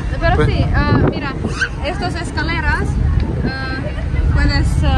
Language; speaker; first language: Spanish; non-native, learner; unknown